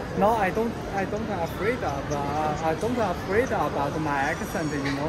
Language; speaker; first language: English; non-native, learner; Chinese